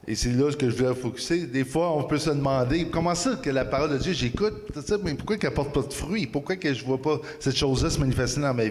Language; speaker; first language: French; native; French